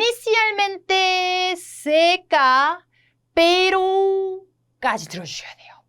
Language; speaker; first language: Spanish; non-native, fluent; Korean